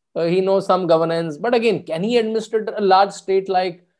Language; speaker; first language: English; non-native, local second language; Hindi